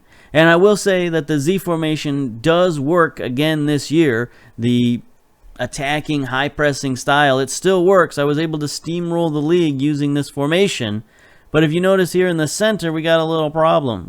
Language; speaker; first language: English; native; English